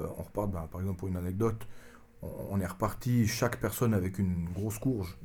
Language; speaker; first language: French; early bilingual, other home language; Albanian